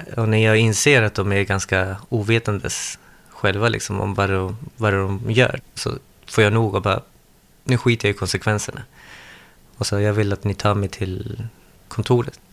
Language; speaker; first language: Swedish; early bilingual, other home language; Spanish